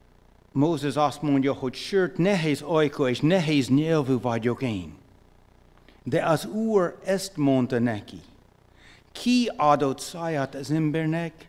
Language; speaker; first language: Hungarian; non-native, fluent; English